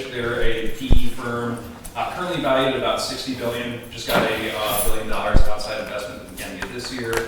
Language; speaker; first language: English; native; English